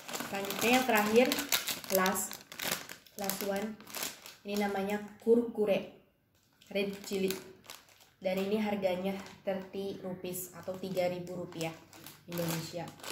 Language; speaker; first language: Indonesian; native; Indonesian